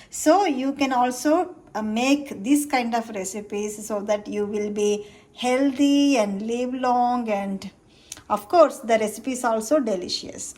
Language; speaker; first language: English; non-native, local second language; Telugu